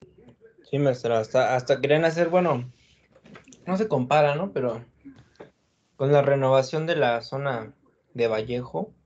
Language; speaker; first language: Spanish; native; Spanish